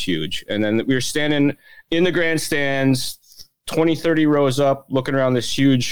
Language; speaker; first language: English; native; English